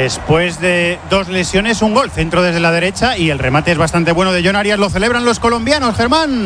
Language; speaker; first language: Spanish; native; Spanish